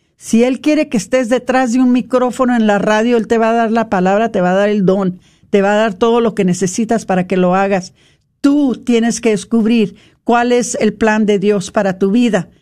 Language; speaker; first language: Spanish; non-native, fluent; English